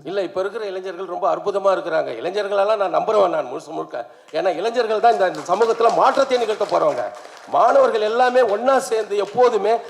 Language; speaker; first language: Tamil; native; Tamil